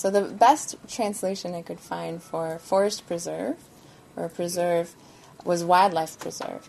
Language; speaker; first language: English; early bilingual, other home language; Persian